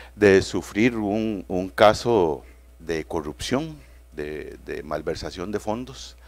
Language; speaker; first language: Spanish; native; Spanish